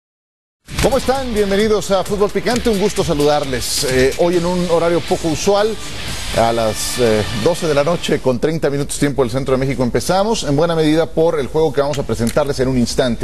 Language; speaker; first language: Spanish; native; Spanish